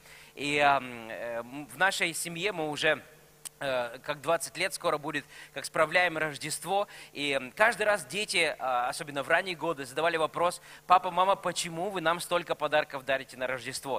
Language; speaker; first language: Russian; native; Russian